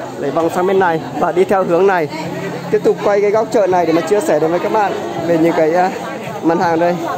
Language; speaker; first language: Vietnamese; native; Vietnamese